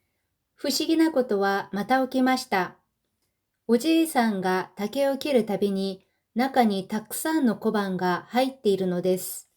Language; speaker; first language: Japanese; non-native, fluent; Korean